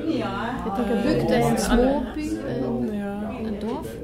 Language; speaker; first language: Norwegian; non-native, learner; German